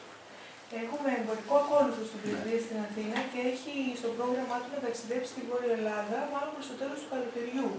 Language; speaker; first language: Greek; native; Greek